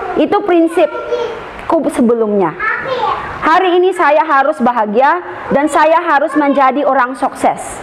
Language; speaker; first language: Indonesian; non-native, fluent; Filipino